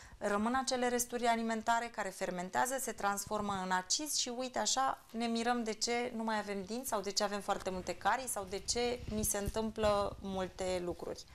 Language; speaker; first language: Romanian; native; Romanian